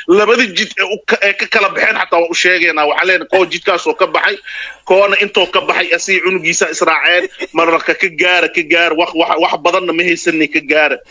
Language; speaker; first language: Somali; non-native, local second language; Maay